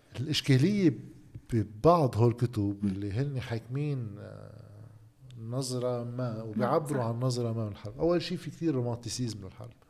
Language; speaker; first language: Arabic; native; Arabic